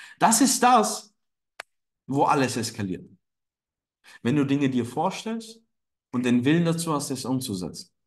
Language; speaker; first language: German; non-native, fluent; Turkish